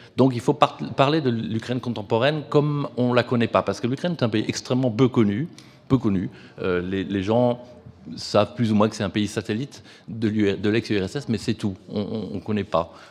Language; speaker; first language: French; native; French